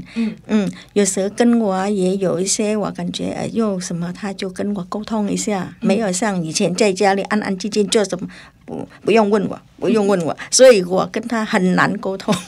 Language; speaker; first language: Chinese; non-native, learner; Vietnamese